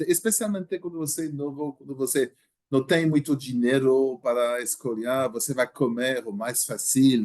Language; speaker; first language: Portuguese; non-native, learner; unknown